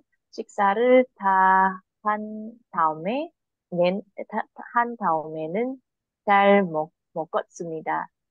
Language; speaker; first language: Korean; non-native, learner; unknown